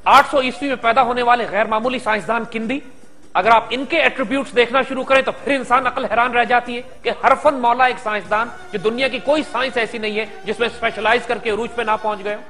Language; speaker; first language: Urdu; native; Urdu